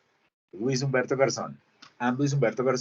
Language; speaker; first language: Spanish; native; Spanish